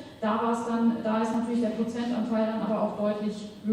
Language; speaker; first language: German; native; German